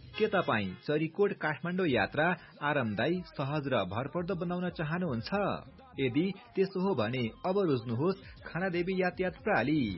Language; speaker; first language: Nepali; native; Nepali